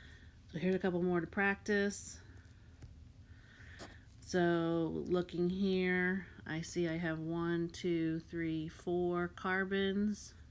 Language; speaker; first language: English; native; English